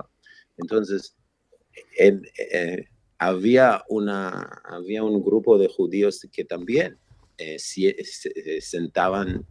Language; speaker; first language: Spanish; non-native, fluent; Hebrew